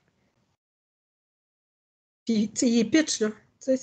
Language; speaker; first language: French; native; French